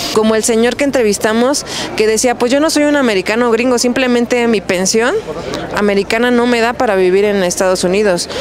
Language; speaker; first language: Spanish; native; Spanish